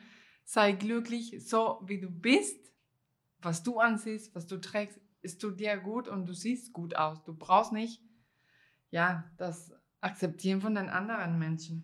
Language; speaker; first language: German; non-native, fluent; Spanish